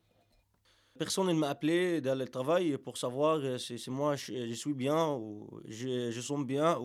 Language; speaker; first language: French; non-native, learner; Arabic